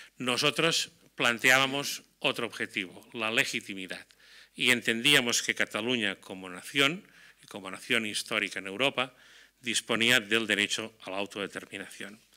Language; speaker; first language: Spanish; non-native, local second language; Catalan